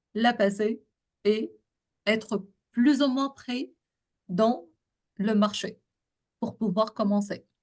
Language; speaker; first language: French; non-native, local second language; Arabic